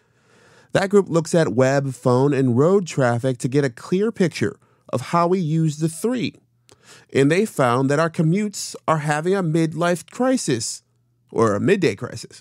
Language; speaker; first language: English; native; English